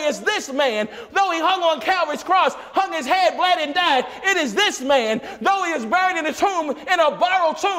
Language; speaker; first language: English; native; English